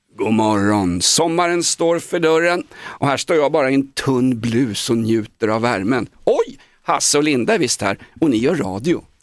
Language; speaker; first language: Swedish; native; Swedish